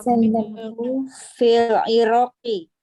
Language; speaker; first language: Arabic; non-native, learner; Indonesian